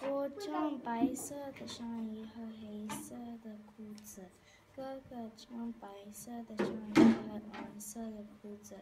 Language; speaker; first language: Chinese; non-native, learner; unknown